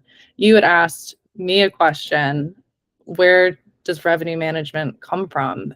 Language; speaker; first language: English; native; English